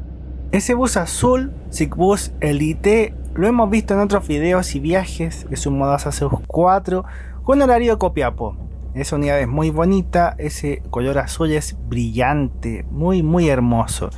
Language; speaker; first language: Spanish; native; Spanish